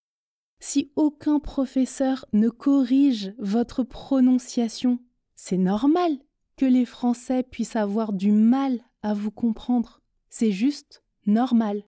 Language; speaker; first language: French; native; French